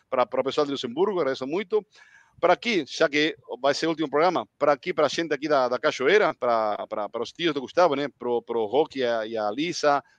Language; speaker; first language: Portuguese; non-native, fluent; Spanish